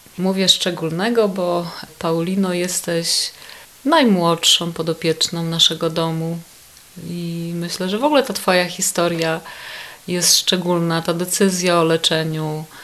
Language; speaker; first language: Polish; native; Polish